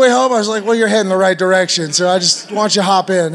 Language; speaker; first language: English; native; English